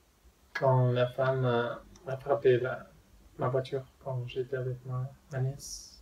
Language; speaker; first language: French; non-native, fluent; Spanish